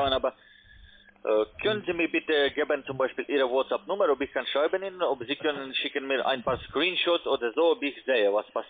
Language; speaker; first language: German; non-native, learner; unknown